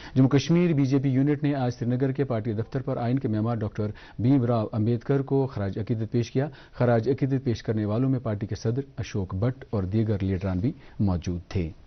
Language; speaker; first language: Hindi; non-native, local second language; Kashmiri